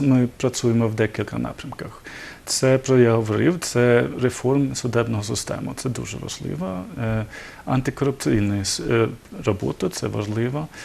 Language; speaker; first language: Ukrainian; non-native, learner; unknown